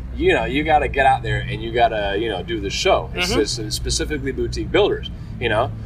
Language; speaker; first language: English; early bilingual, other home language; Italian